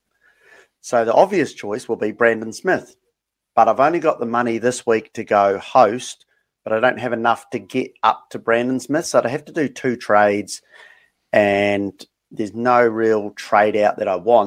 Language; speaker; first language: English; native; English